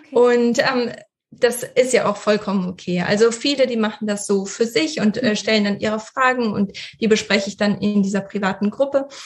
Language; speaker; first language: German; early bilingual, other home language; Russian